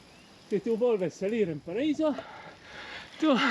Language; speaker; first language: Spanish; non-native, learner; Italian